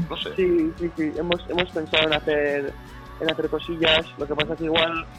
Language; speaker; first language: Spanish; non-native, local second language; Basque